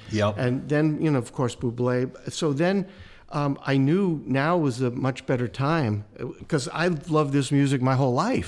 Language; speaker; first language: English; native; English